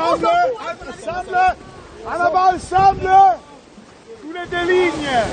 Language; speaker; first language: French; non-native, fluent; German